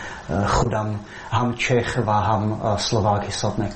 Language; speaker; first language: Persian; non-native, fluent; Czech